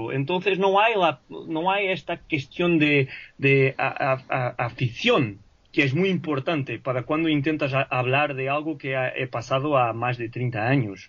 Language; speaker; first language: Spanish; non-native, fluent; Portuguese